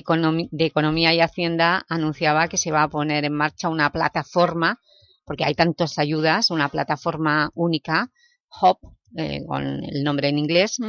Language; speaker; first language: Spanish; native; Spanish